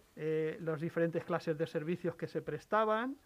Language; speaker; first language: Spanish; native; Spanish